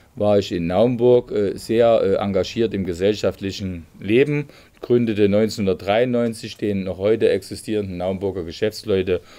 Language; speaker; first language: German; native; German